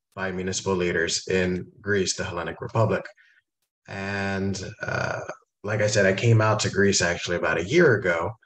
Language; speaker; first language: English; native; English